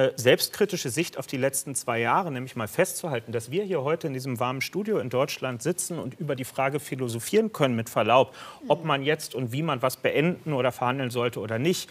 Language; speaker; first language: German; native; German